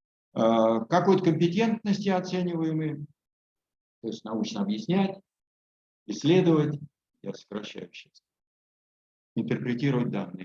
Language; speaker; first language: Russian; native; Russian